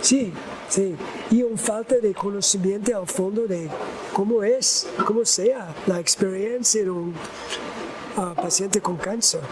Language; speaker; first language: Spanish; non-native, learner; English